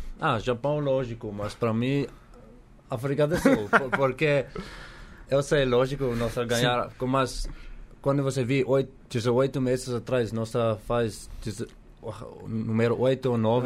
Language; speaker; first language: Portuguese; non-native, learner; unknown